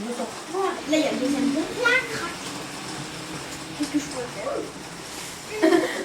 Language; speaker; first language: French; native; French